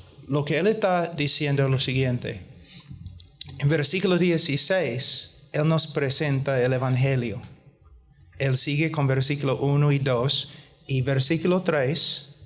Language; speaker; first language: Spanish; non-native, fluent; English